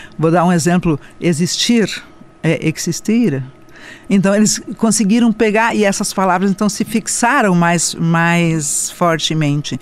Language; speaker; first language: Portuguese; non-native, local second language; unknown